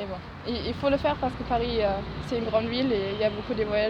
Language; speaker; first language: French; non-native, learner; German